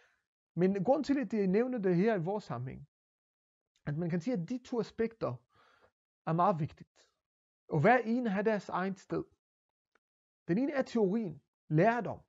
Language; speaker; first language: Danish; non-native, fluent; Hebrew